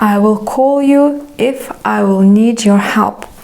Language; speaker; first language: English; non-native, fluent; Lithuanian